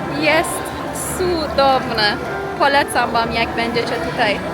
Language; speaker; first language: Polish; non-native, learner; Persian